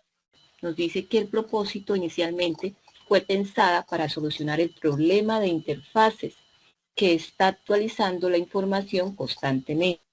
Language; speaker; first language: Spanish; native; Spanish